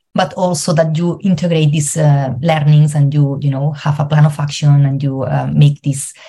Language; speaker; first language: English; non-native, fluent; Spanish